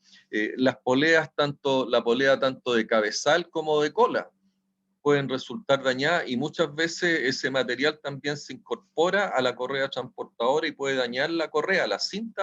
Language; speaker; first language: Spanish; native; Spanish